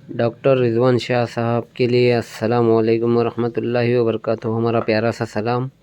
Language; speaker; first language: Urdu; native; Urdu